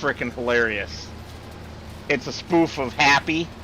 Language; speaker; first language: English; native; English